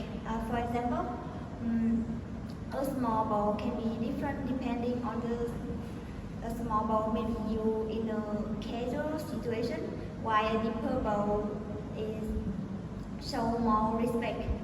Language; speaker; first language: English; non-native, learner; Vietnamese